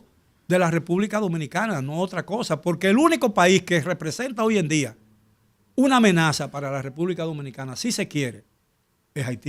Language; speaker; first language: Spanish; native; Spanish